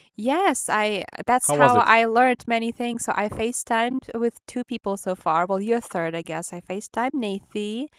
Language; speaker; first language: English; non-native, fluent; Ukrainian